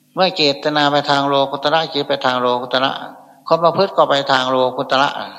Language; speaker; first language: Thai; non-native, local second language; Northeastern Thai